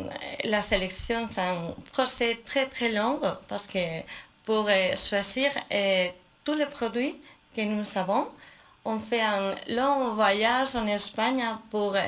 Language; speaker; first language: French; non-native, fluent; Spanish